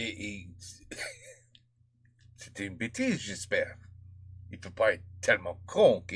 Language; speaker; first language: French; non-native, learner; English